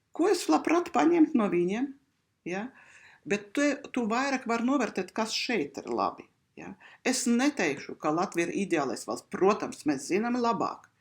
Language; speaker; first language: Latvian; non-native, local second language; Russian